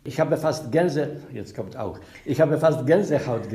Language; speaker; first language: German; non-native, fluent; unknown